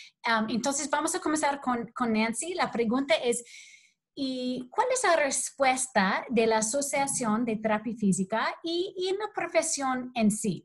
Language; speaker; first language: Spanish; non-native, fluent; English